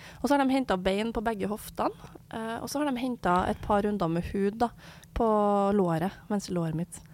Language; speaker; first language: Norwegian; native; Norwegian